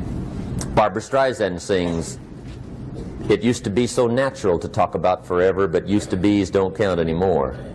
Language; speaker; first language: English; native; English